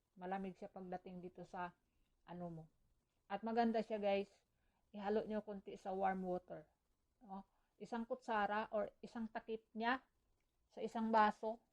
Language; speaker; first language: Filipino; non-native, local second language; Cebuano